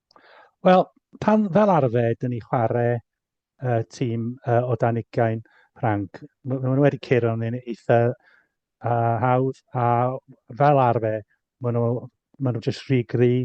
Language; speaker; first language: Welsh; non-native, fluent; English